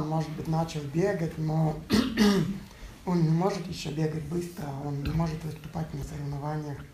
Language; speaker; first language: Czech; non-native, learner; Russian